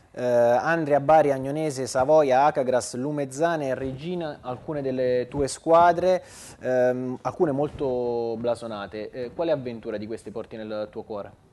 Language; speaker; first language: Italian; native; Italian